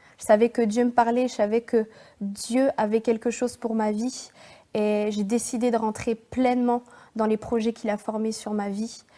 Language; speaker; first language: French; native; French